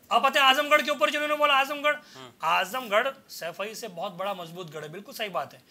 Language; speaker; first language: Hindi; native; Hindi